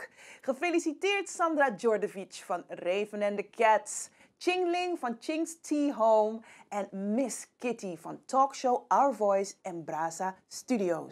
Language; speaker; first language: Dutch; native; Dutch